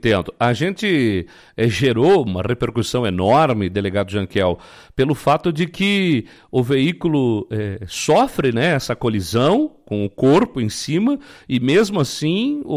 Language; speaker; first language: Portuguese; native; Portuguese